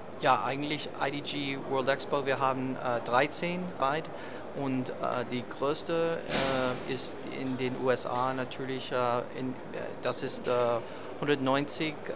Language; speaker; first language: German; non-native, learner; English